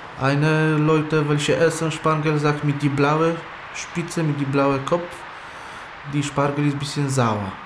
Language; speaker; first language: German; non-native, learner; Polish